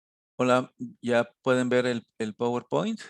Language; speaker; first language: Spanish; native; Spanish